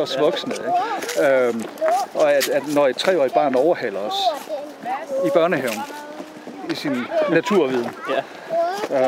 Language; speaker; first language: Danish; native; Danish